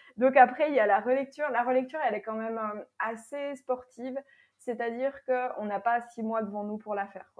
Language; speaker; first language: French; native; French